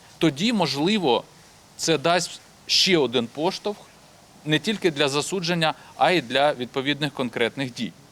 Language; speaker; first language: Ukrainian; native; Ukrainian